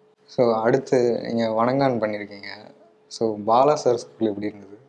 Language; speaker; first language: Tamil; native; Tamil